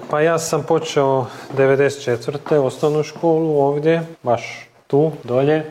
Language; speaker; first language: Serbian; early bilingual, heritage; Croatian